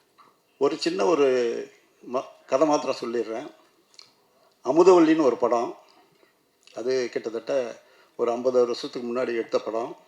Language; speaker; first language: Tamil; native; Tamil